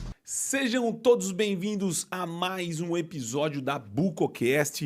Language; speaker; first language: Portuguese; native; Portuguese